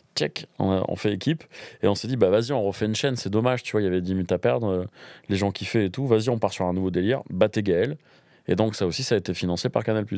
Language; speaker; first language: French; native; French